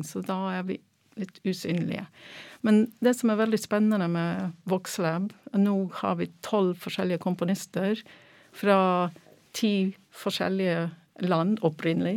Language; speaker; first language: Norwegian; non-native, fluent; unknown